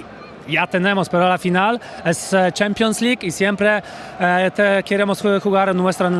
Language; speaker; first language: Spanish; non-native, fluent; Polish